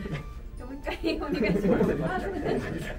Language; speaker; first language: Japanese; native; Japanese